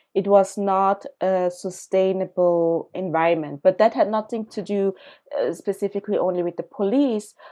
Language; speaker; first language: English; early bilingual, other home language; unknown